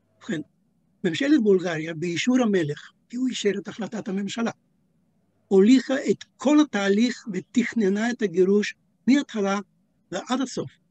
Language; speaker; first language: Hebrew; native; Hebrew